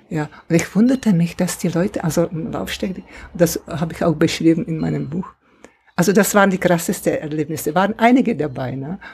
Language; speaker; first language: German; non-native, fluent; Czech